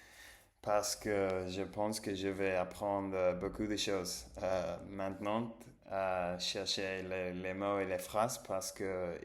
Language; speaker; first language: French; non-native, learner; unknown